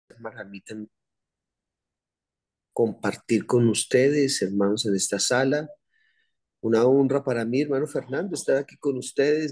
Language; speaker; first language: Spanish; native; Spanish